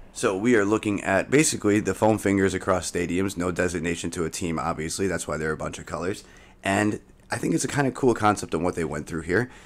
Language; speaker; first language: English; native; English